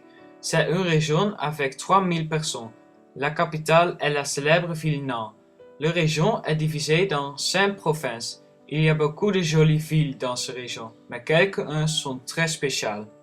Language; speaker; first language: French; non-native, learner; Dutch